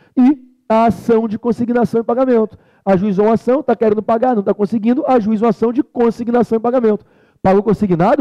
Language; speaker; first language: Portuguese; native; Portuguese